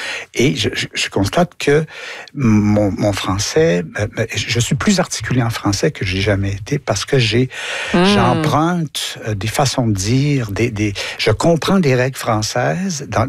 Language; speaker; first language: French; native; French